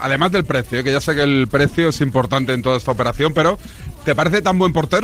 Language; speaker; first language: Spanish; native; Spanish